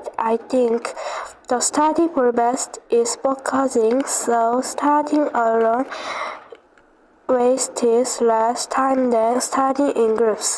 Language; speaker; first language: English; non-native, learner; Korean